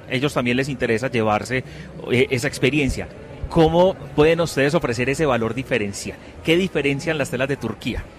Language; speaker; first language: Spanish; native; Spanish